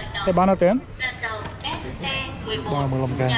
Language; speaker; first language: Vietnamese; non-native, learner; Lithuanian